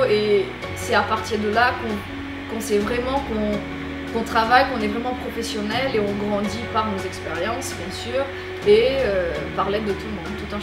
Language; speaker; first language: French; non-native, local second language; Morisyen